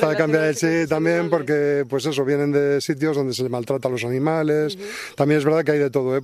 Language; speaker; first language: Spanish; native; Spanish